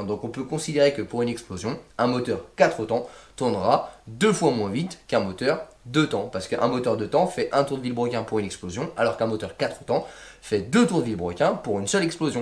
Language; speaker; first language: French; native; French